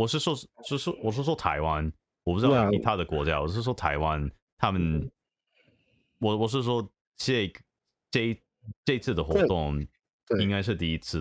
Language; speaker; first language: Chinese; non-native, fluent; English